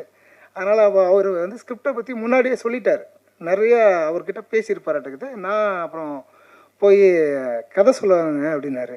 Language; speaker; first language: Tamil; native; Tamil